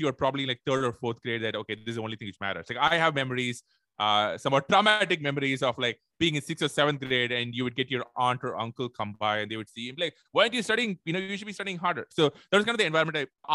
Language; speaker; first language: English; non-native, local second language; Tamil